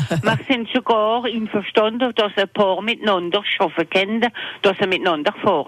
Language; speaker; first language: German; non-native, local second language; French